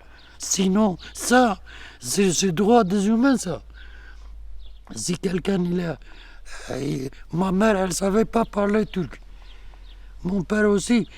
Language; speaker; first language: French; non-native, learner; Kurdish